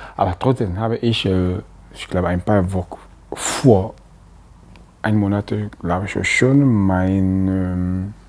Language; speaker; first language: German; non-native, learner; French